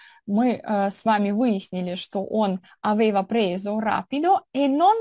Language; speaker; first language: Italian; non-native, fluent; Russian